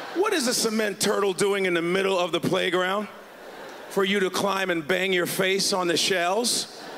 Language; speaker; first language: English; native; English